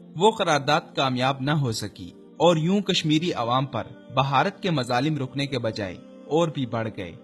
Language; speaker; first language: Urdu; native; Urdu